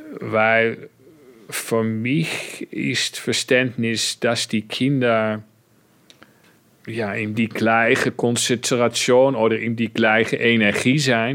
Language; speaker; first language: German; non-native, fluent; Dutch